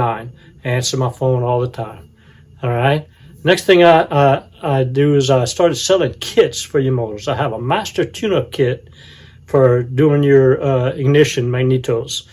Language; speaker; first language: English; native; English